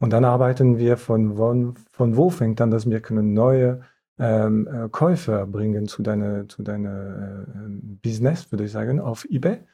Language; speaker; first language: German; non-native, fluent; French